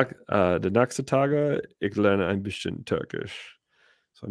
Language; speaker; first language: German; non-native, learner; English